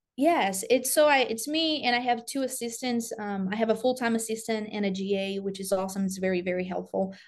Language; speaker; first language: English; non-native, fluent; Portuguese